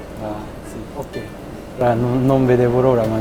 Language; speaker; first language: Italian; non-native, learner; Japanese